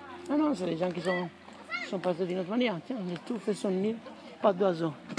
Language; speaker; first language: French; native; French